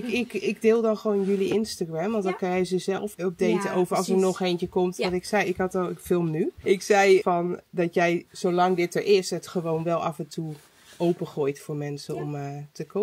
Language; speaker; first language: Dutch; native; Dutch